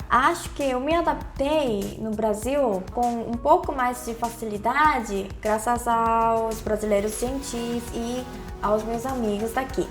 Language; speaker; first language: Portuguese; non-native, fluent; Korean